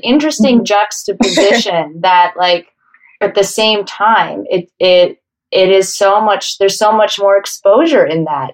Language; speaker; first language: English; native; English